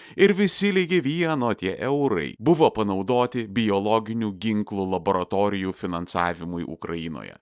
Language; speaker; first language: Lithuanian; native; Lithuanian